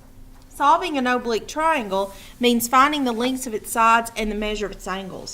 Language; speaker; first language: English; native; English